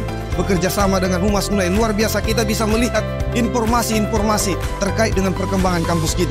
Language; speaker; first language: Indonesian; native; Indonesian